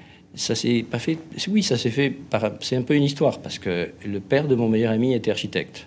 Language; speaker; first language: French; non-native, fluent; Spanish